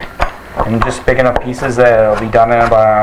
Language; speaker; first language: English; native; English